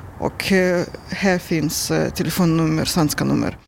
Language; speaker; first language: Swedish; non-native, learner; Russian